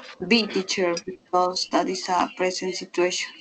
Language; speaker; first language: English; non-native, learner; Spanish